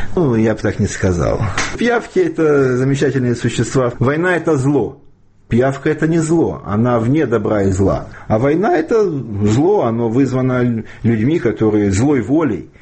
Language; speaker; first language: Russian; native; Russian